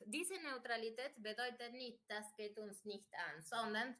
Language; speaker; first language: German; non-native, fluent; Spanish